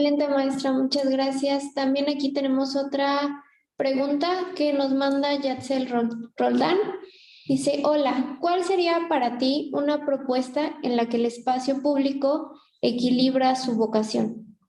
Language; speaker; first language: Spanish; native; Spanish